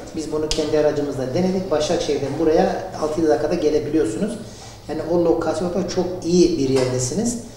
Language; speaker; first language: Turkish; native; Turkish